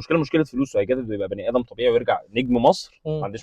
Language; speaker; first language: Arabic; native; Arabic